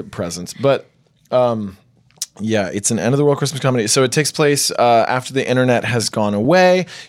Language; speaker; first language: English; native; English